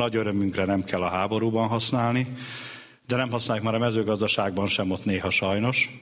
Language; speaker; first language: Hungarian; native; Hungarian